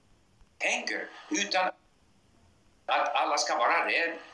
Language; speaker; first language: Swedish; non-native, fluent; English